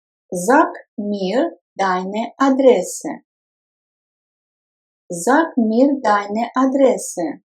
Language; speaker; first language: German; non-native, fluent; Russian